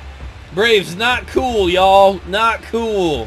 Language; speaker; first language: English; native; English